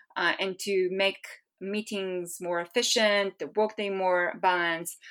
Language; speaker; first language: English; non-native, fluent; Hebrew